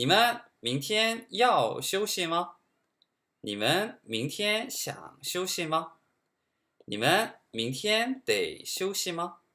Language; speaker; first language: Chinese; non-native, fluent; Korean